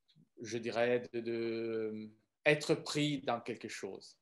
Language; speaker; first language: French; non-native, fluent; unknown